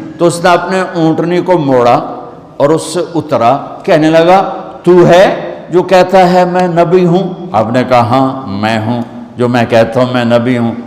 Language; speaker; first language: Urdu; non-native, local second language; Punjabi